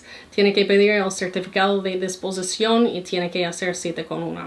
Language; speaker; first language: Spanish; non-native, fluent; English